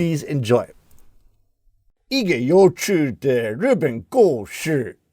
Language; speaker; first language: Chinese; non-native, learner; English